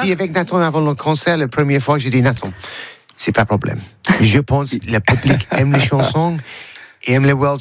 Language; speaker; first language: French; non-native, learner; English